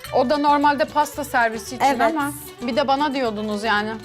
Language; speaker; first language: Turkish; native; Turkish